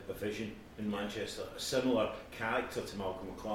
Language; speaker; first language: English; native; English